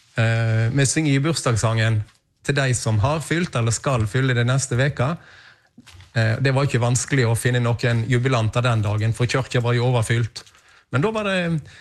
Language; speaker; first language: Norwegian; native; Norwegian